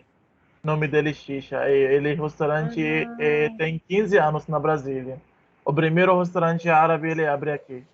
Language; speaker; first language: Portuguese; non-native, learner; Arabic